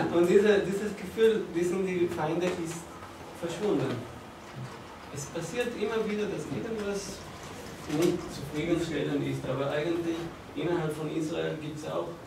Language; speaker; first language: German; non-native, fluent; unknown